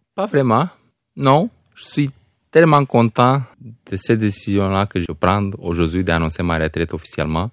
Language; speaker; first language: French; non-native, fluent; Romanian